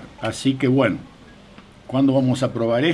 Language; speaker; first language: Spanish; native; Spanish